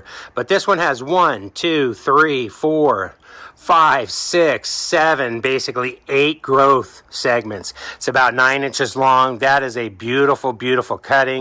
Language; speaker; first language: English; native; English